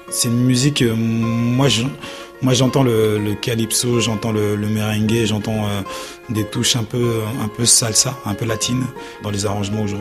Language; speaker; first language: French; early bilingual, other home language; Haitian Creole